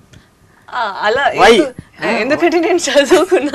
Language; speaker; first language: Telugu; non-native, learner; Tamil